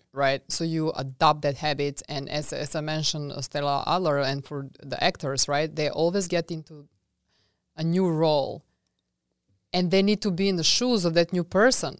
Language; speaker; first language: English; non-native, fluent; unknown